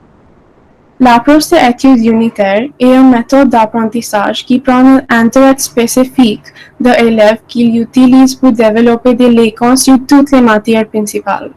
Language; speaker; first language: French; non-native, learner; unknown